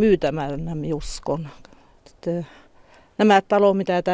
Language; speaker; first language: Finnish; early bilingual, heritage; Finnish